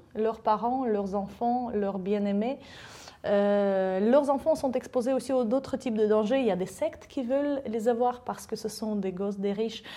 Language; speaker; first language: French; non-native, fluent; Russian